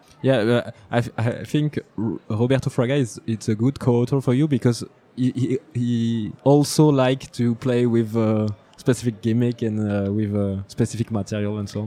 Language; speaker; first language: English; non-native, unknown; French